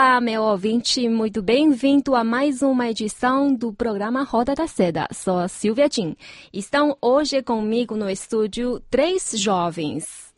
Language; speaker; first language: Portuguese; non-native, fluent; Chinese